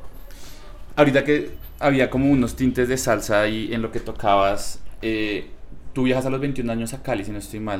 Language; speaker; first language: Spanish; native; Spanish